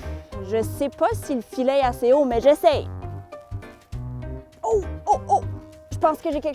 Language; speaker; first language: French; native; French